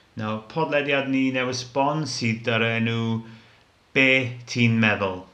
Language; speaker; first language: Welsh; non-native, local second language; English